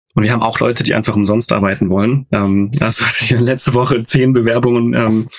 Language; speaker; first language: German; native; German